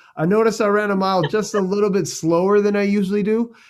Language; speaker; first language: English; early bilingual, other home language; Hindi